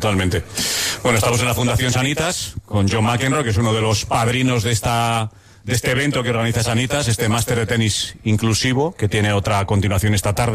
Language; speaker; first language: Spanish; native; Spanish